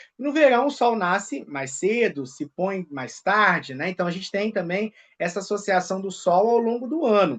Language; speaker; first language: Portuguese; native; Portuguese